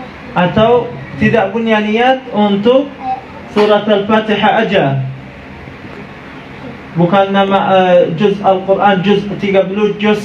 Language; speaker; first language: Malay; non-native, fluent; Arabic